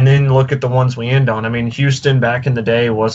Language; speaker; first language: English; native; English